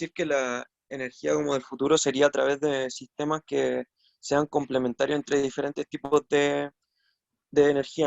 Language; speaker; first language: Spanish; native; Spanish